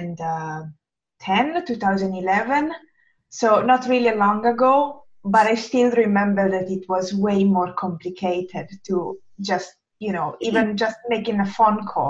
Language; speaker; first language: English; non-native, fluent; Italian